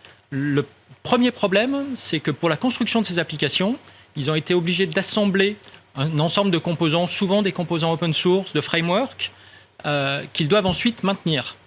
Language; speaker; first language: French; native; French